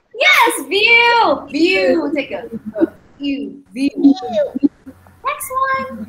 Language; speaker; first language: English; non-native, fluent; Chinese